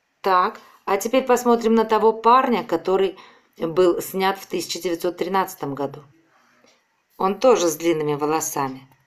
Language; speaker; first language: Russian; native; Russian